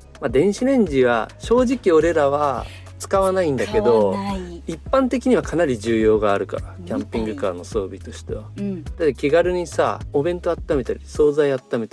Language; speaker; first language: Japanese; native; Japanese